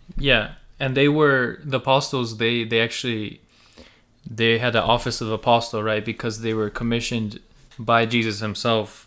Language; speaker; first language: English; early bilingual, other home language; Russian